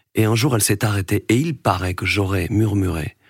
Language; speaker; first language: French; native; French